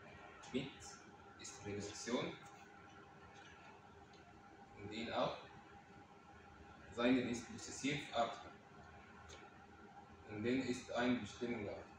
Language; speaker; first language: German; non-native, learner; Arabic